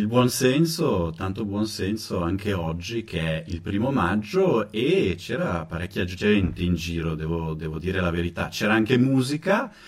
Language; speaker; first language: Italian; native; Italian